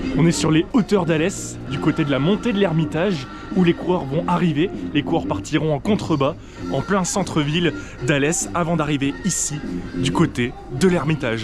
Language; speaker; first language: French; native; French